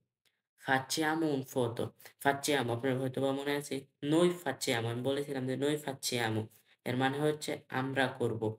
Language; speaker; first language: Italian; non-native, learner; Bangla